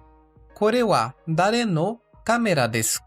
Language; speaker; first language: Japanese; non-native, learner; Portuguese